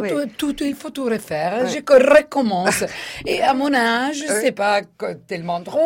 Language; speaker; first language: French; non-native, fluent; Italian